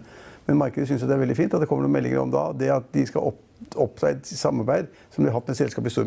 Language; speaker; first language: Norwegian; native; Norwegian